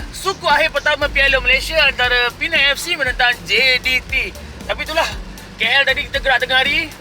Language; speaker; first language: Malay; native; Malay